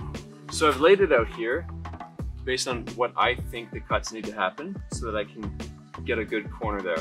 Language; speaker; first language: English; native; English